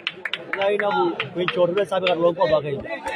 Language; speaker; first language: Burmese; native; Burmese